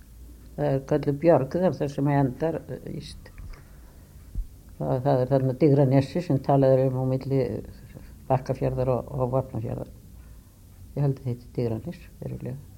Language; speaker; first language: Icelandic; native; Icelandic